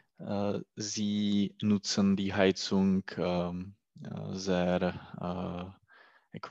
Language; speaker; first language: German; non-native, learner; Czech